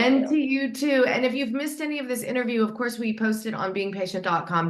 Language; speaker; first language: English; native; English